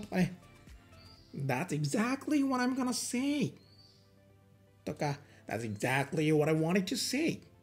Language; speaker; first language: English; non-native, fluent; Japanese